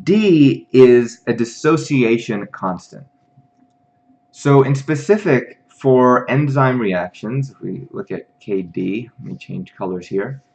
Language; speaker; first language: English; native; English